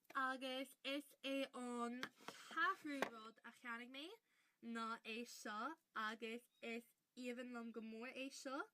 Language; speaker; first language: Irish; native; Irish